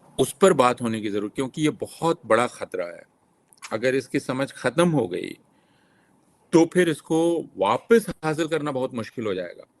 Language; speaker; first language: Hindi; native; Hindi